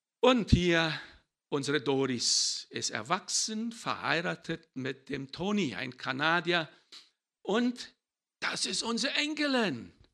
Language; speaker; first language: German; early bilingual, heritage; German